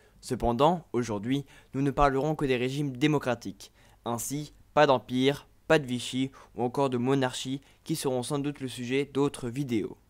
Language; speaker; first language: French; native; French